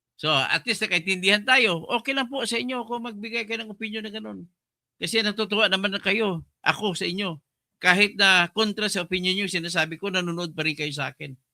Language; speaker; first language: Filipino; non-native, local second language; Hiligaynon